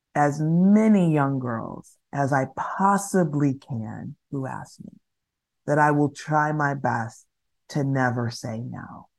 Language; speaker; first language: English; native; English